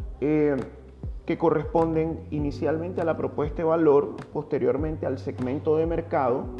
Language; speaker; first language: Spanish; native; Spanish